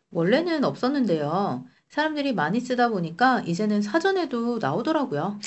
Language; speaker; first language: Korean; native; Korean